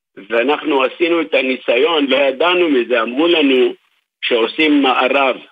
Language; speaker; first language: Hebrew; native; Hebrew